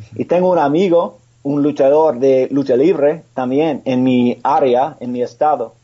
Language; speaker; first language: Spanish; non-native, fluent; English